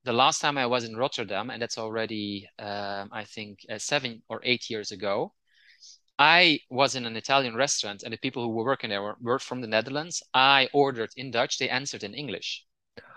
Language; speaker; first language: English; non-native, fluent; Dutch